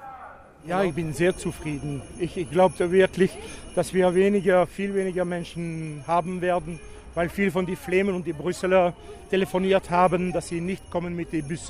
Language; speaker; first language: German; non-native, fluent; French